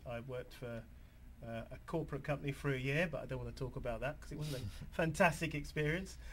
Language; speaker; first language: English; native; English